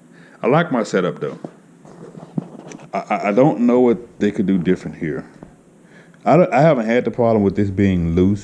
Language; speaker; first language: English; native; English